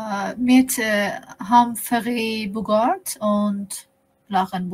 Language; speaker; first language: German; non-native, learner; Persian